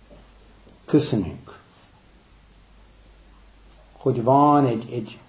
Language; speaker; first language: Hungarian; early bilingual, heritage; English